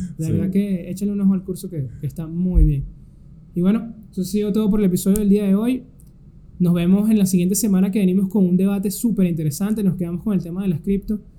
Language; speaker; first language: Spanish; native; Spanish